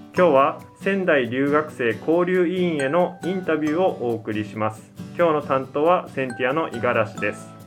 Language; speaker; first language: Japanese; native; Japanese